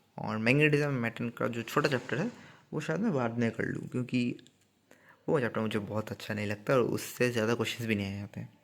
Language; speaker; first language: Hindi; non-native, local second language; Bangla